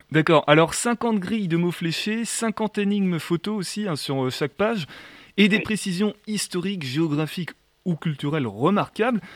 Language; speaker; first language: French; native; French